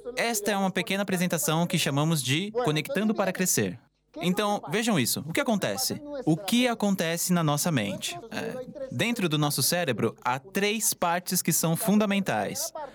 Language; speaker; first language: Portuguese; non-native, fluent; Spanish